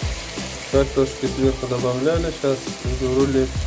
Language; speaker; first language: Russian; non-native, local second language; Uzbek